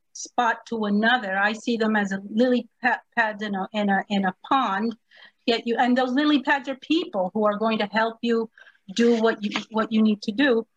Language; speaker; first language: English; early bilingual, other home language; Spanish